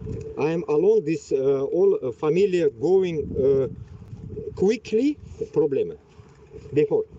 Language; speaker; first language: English; non-native, learner; Bashkir